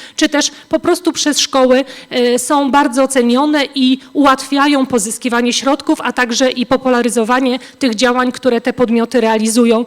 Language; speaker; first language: Polish; native; Polish